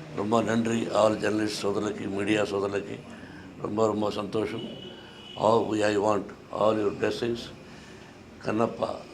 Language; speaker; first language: Tamil; non-native, learner; Telugu